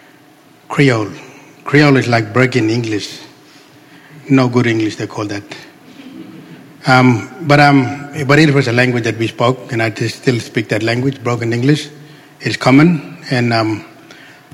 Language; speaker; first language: English; non-native, local second language; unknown